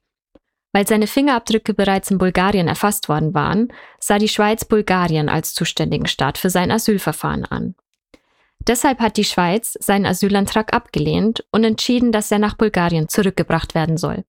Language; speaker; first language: German; native; German